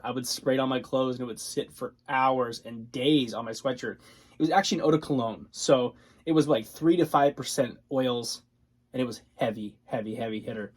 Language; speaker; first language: English; native; English